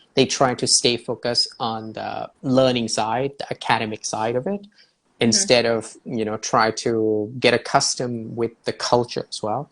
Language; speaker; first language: English; non-native, fluent; Thai